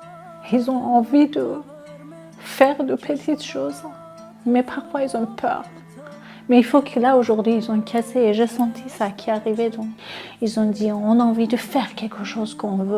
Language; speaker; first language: French; non-native, learner; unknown